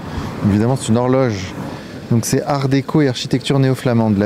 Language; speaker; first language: French; native; French